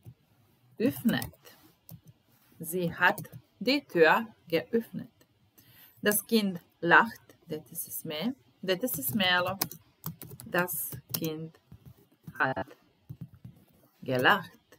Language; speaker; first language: German; non-native, fluent; Serbian